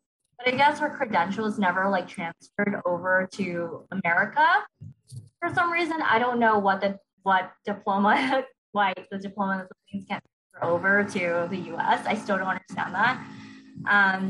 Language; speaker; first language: English; early bilingual, other home language; Iloko